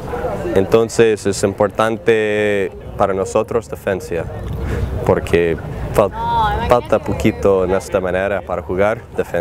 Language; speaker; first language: Spanish; non-native, learner; English